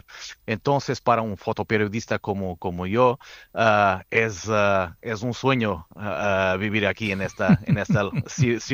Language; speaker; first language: Spanish; non-native, fluent; Portuguese